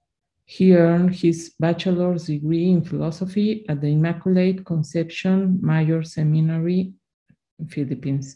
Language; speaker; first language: English; non-native, learner; Spanish